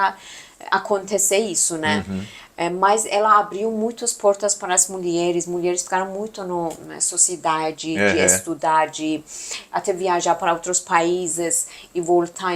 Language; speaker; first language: Portuguese; non-native, fluent; Persian